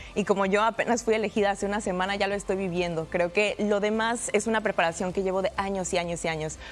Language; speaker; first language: Spanish; early bilingual, heritage; Spanish